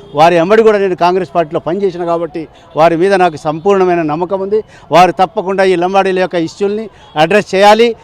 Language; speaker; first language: Telugu; non-native, local second language; Lambadi